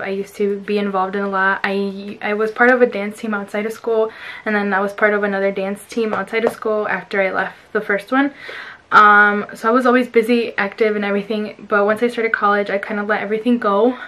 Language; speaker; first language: English; early bilingual, other home language; Spanish